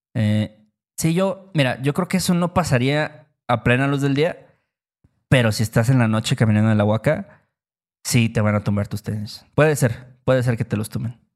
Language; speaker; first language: Spanish; native; Spanish